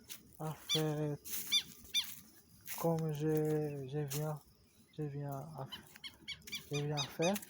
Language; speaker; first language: French; non-native, learner; Portuguese